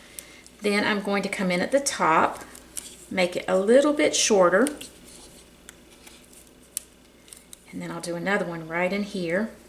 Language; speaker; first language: English; native; English